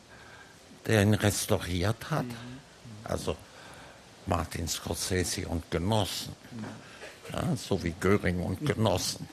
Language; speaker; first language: German; early bilingual, heritage; German